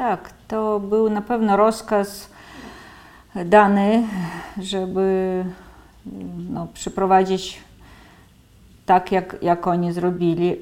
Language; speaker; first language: Polish; early bilingual, heritage; Polish